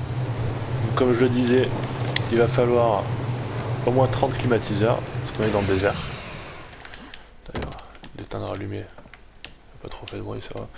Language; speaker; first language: French; native; French